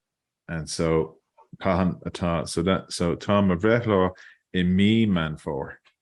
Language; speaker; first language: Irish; non-native, learner; English